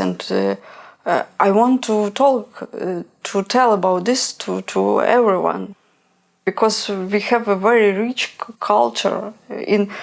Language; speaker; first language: English; non-native, learner; Ukrainian